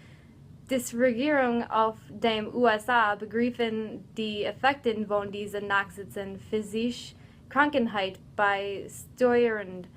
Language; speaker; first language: German; non-native, learner; English